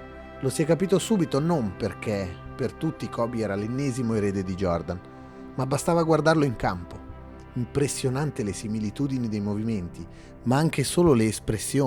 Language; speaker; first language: Italian; native; Italian